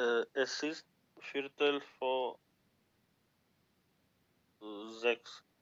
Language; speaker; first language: German; non-native, learner; Macedonian